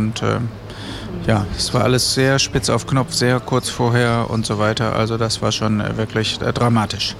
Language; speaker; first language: German; native; German